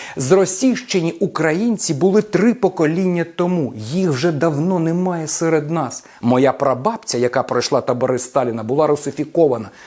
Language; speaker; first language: Ukrainian; non-native, local second language; Russian